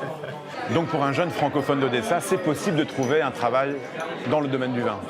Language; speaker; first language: French; native; French